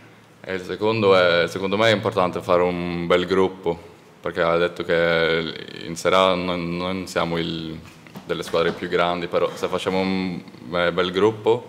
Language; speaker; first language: Italian; non-native, learner; Norwegian